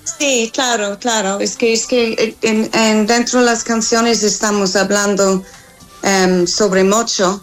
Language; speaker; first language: Spanish; non-native, fluent; English